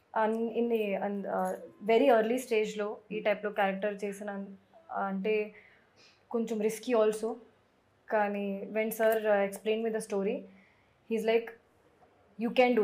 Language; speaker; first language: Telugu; non-native, learner; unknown